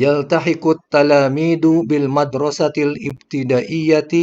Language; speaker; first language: Arabic; non-native, fluent; Indonesian